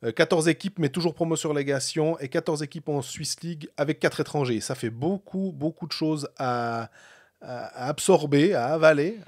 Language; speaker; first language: French; native; French